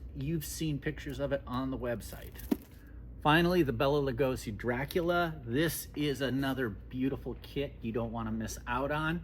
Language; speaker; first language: English; native; English